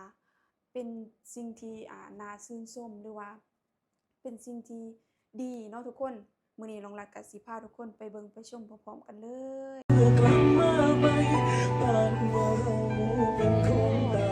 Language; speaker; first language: Thai; non-native, local second language; Lao